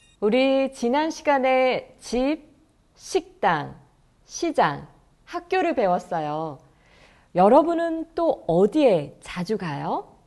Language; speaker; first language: Korean; native; Korean